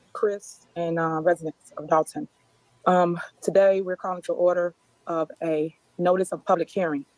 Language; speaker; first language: English; native; English